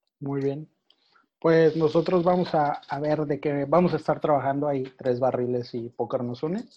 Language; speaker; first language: Spanish; native; Spanish